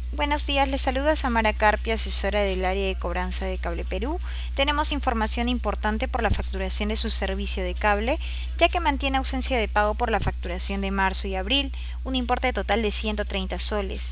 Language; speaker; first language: Spanish; native; Spanish